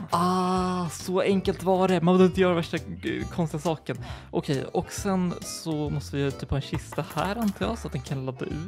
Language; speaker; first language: Swedish; native; Swedish